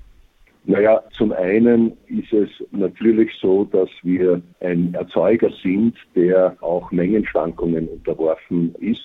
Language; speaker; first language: German; native; German